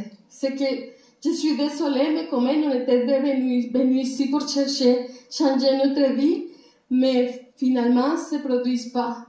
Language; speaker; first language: French; non-native, learner; Spanish